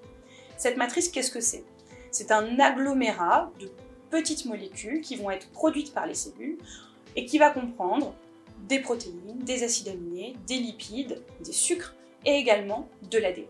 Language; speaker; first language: French; native; French